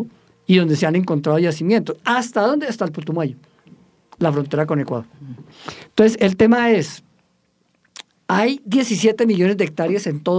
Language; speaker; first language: Spanish; native; Spanish